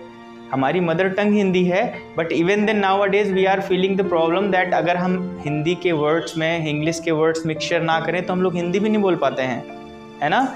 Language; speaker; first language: Hindi; native; Hindi